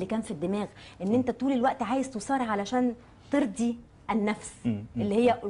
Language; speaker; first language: Arabic; native; Arabic